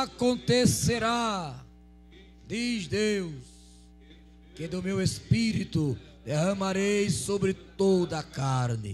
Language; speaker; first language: Portuguese; native; Portuguese